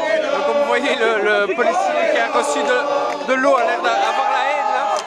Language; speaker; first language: French; native; French